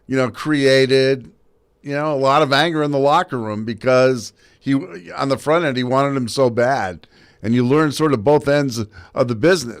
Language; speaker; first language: English; native; English